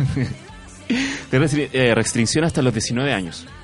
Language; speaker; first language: Spanish; non-native, fluent; Chinese